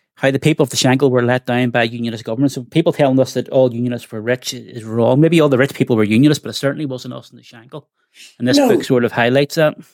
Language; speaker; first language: English; native; English